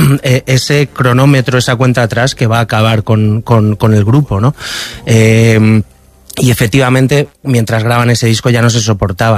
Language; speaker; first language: Spanish; native; Spanish